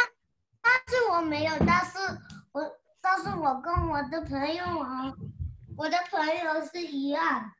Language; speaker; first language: Chinese; early bilingual, heritage; Chinese